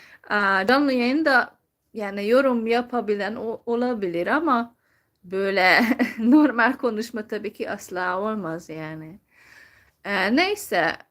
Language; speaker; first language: Turkish; non-native, fluent; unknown